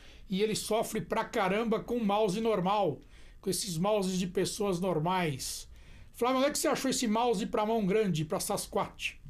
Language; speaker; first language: Portuguese; native; Portuguese